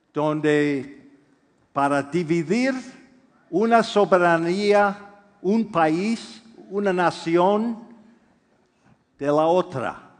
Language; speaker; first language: Spanish; non-native, fluent; English